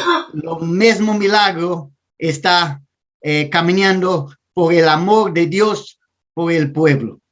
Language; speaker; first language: Spanish; non-native, learner; Portuguese